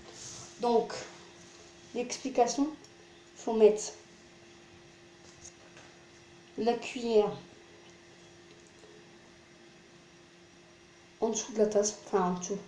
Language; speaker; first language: French; native; French